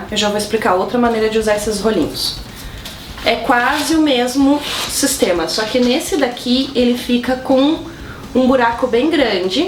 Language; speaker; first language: Portuguese; native; Portuguese